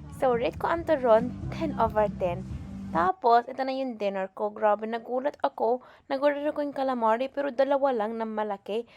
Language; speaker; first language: Filipino; non-native, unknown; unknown